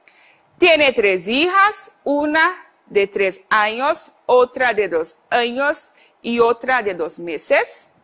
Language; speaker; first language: Spanish; non-native, fluent; Portuguese